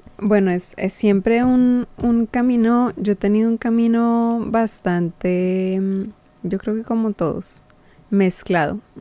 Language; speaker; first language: Spanish; native; Spanish